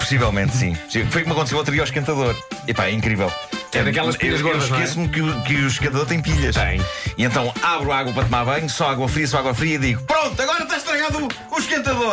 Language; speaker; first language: Portuguese; native; Portuguese